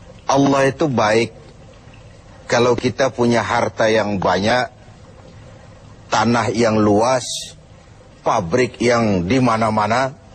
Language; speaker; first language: Malay; native; Malay